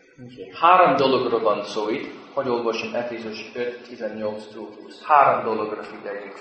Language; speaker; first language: Hungarian; non-native, fluent; English